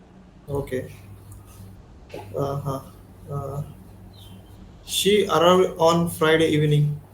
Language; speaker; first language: English; non-native, learner; Hindi